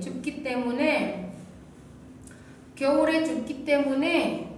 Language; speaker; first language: Korean; non-native, fluent; Indonesian